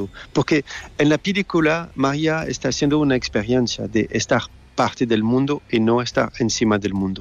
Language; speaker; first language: Spanish; non-native, learner; French